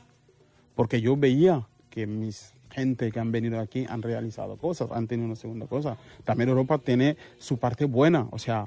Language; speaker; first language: Spanish; non-native, fluent; Wolof